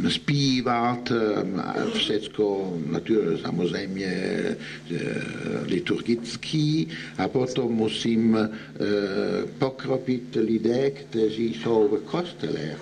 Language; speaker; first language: Czech; non-native, learner; Italian